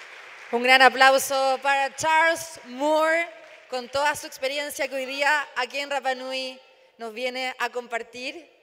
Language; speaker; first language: Spanish; native; Spanish